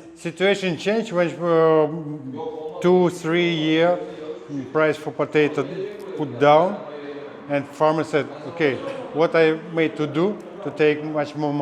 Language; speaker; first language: English; non-native, learner; Russian